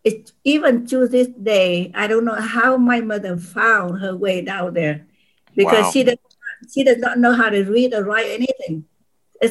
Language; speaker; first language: English; non-native, fluent; Vietnamese